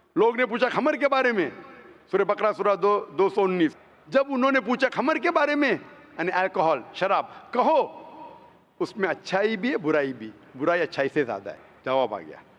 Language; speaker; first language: Hindi; non-native, local second language; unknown